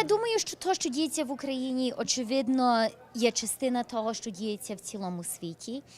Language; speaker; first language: Ukrainian; early bilingual, heritage; English